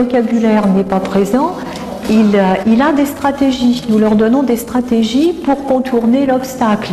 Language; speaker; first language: French; native; French